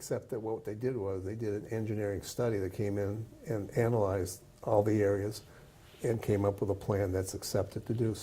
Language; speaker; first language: English; native; English